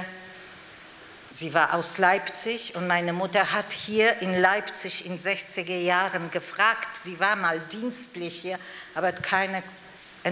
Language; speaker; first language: German; non-native, fluent; Polish